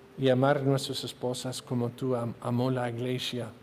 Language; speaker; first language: Spanish; non-native, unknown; English